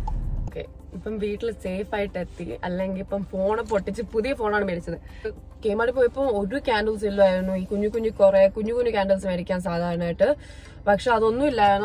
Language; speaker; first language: Malayalam; early bilingual, heritage; Malayalam